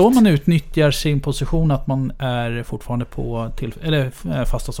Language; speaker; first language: Swedish; native; Swedish